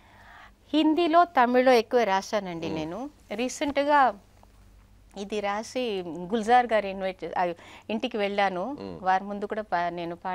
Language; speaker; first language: Telugu; non-native, local second language; Tamil